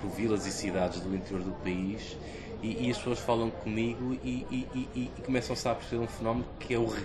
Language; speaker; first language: Portuguese; native; Portuguese